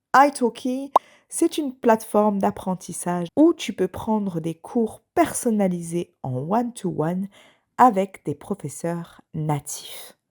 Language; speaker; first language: French; native; French